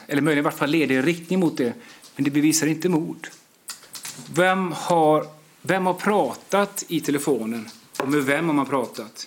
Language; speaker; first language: Swedish; native; Swedish